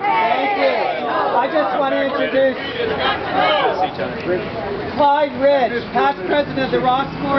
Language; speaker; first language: English; native; English